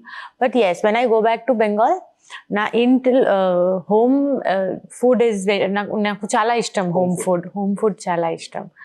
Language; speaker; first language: Telugu; non-native, local second language; Bangla